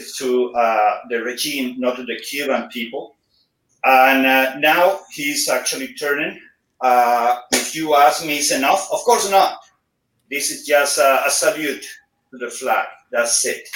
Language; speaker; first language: English; non-native, fluent; Spanish